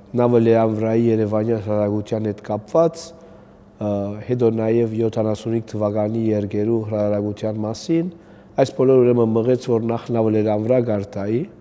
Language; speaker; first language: Armenian; early bilingual, heritage; Armenian